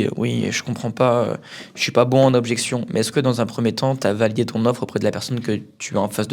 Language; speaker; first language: French; native; French